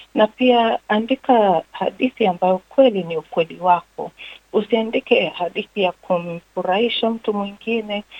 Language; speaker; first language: Swahili; native; Swahili